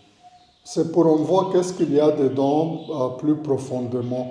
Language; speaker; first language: French; non-native, learner; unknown